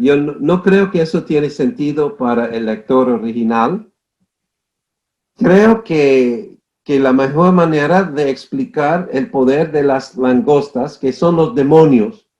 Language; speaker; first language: Spanish; non-native, fluent; English